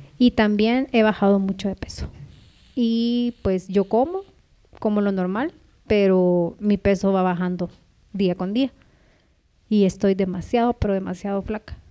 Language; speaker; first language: Spanish; native; Spanish